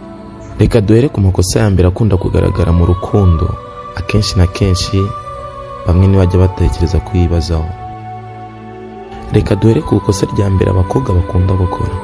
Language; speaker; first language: Kinyarwanda; native; Kinyarwanda